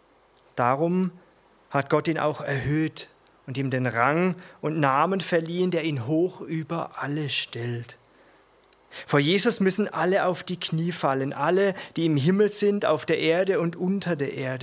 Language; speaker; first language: German; native; German